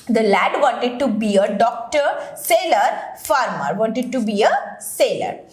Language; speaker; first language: English; non-native, local second language; Bangla